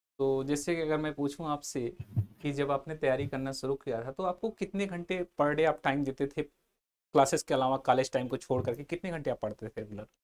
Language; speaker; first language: Hindi; native; Hindi